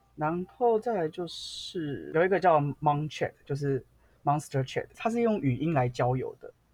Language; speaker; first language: Chinese; native; Chinese